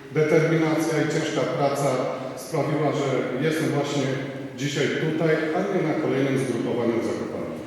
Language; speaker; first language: Polish; native; Polish